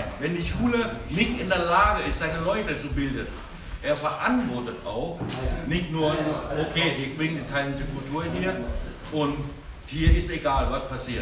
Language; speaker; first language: German; non-native, learner; Thai